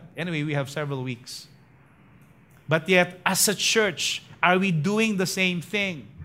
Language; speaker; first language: English; non-native, local second language; Filipino